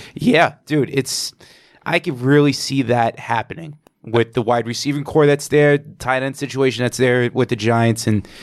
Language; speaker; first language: English; native; English